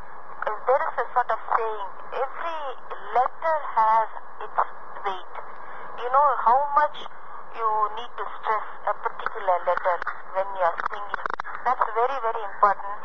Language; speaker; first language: English; non-native, local second language; Tamil